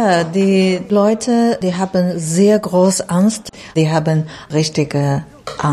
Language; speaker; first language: German; non-native, learner; Chinese